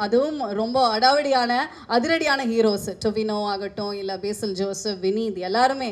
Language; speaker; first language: Tamil; native; Tamil